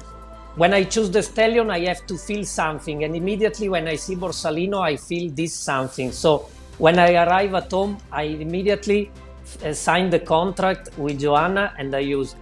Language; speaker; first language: English; non-native, learner; Italian